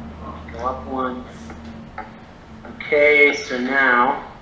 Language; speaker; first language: English; native; English